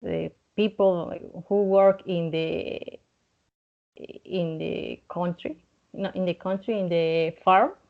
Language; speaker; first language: English; non-native, learner; Spanish